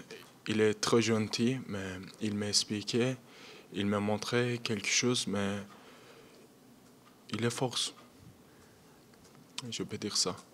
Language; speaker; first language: French; non-native, learner; Turkish